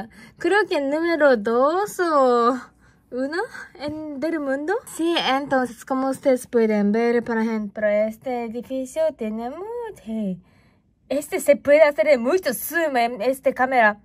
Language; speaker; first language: Spanish; non-native, learner; Japanese